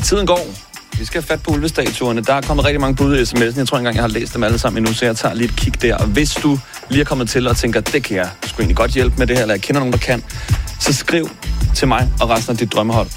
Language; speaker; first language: Danish; native; Danish